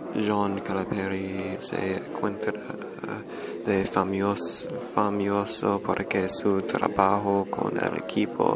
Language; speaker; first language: Spanish; non-native, learner; English